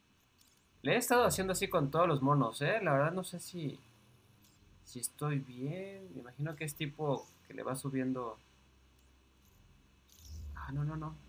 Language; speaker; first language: Spanish; native; Spanish